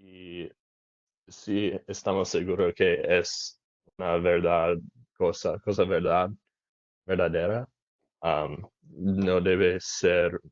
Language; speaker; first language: Spanish; non-native, learner; English